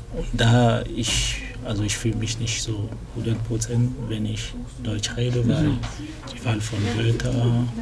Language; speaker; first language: German; early bilingual, other home language; French